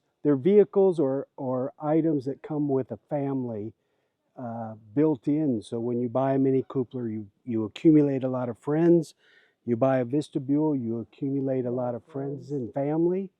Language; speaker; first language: English; native; English